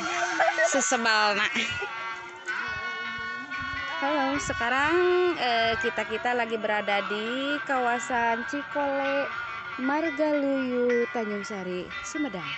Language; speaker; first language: Indonesian; non-native, local second language; Sundanese